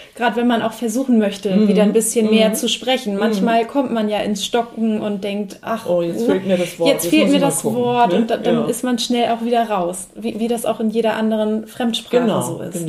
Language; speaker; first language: German; native; German